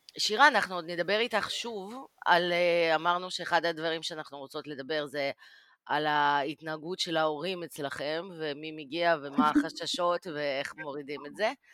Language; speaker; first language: Hebrew; early bilingual, other home language; Russian